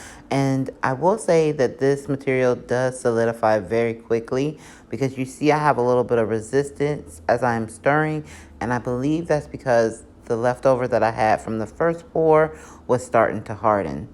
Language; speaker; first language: English; native; English